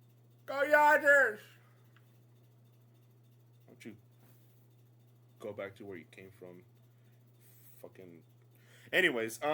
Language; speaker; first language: English; native; English